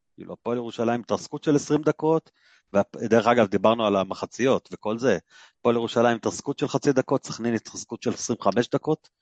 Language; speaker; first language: Hebrew; native; Hebrew